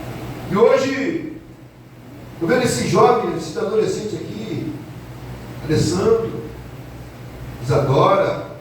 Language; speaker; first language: Portuguese; native; Portuguese